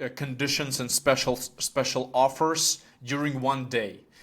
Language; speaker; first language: English; non-native, fluent; Ukrainian